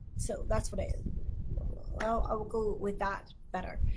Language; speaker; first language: English; native; English